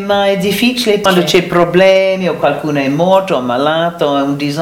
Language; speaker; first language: Italian; non-native, learner; English